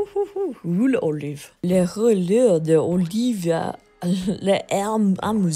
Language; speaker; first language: French; non-native, learner; English